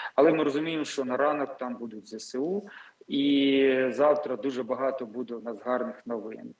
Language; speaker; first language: Ukrainian; native; Ukrainian